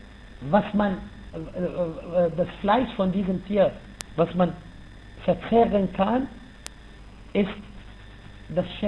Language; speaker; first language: German; non-native, fluent; Arabic